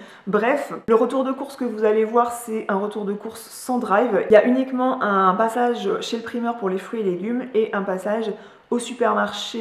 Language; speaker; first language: French; native; French